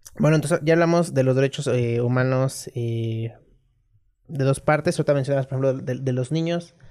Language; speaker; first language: Spanish; native; Spanish